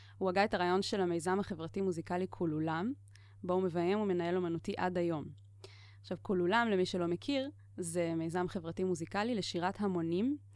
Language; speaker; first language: Hebrew; native; Hebrew